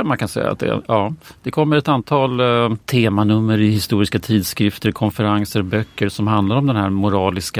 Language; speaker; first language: Swedish; native; Swedish